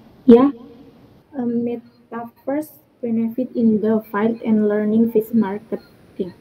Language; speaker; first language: English; non-native, learner; Indonesian